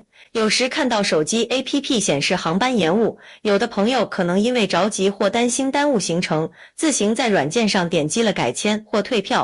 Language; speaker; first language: Chinese; native; Chinese